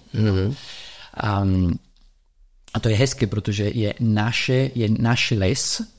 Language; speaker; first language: Czech; non-native, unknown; Italian